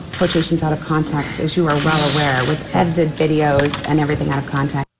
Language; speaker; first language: English; native; English